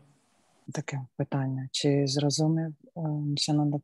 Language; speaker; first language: Polish; non-native, learner; Ukrainian